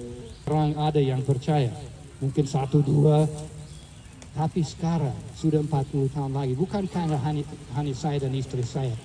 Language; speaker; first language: Indonesian; non-native, fluent; English